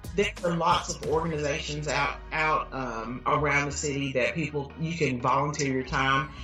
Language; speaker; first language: English; native; English